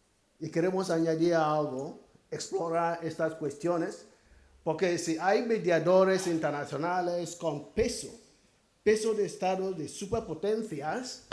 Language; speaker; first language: Spanish; non-native, fluent; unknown